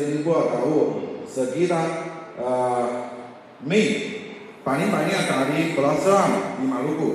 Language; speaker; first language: Indonesian; non-native, learner; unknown